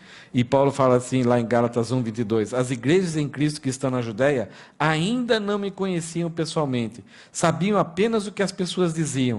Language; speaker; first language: Portuguese; native; Portuguese